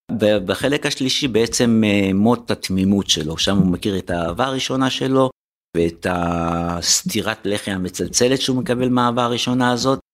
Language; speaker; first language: Hebrew; native; Hebrew